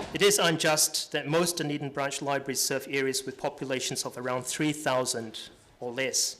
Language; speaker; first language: English; native; English